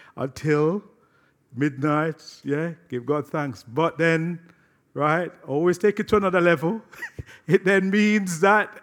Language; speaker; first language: English; native; English